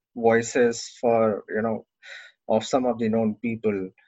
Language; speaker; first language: English; non-native, local second language; Hindi